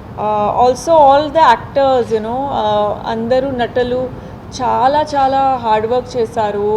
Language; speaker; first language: Telugu; non-native, learner; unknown